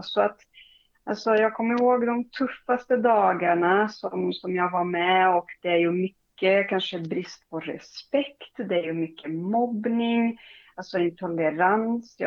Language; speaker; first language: Swedish; non-native, fluent; Portuguese